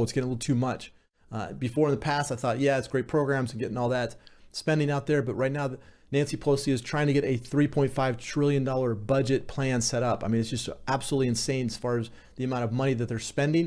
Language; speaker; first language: English; native; English